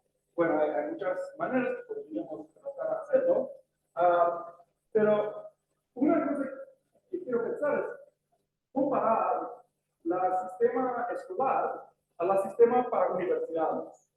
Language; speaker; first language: Spanish; non-native, fluent; English